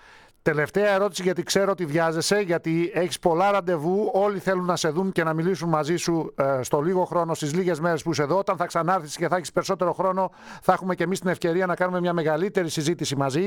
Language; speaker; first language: Greek; native; Greek